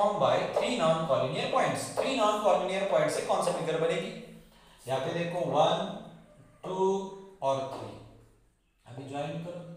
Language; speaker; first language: Hindi; non-native, local second language; Marathi